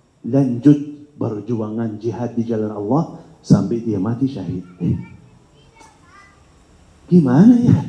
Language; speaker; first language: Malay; non-native, fluent; Arabic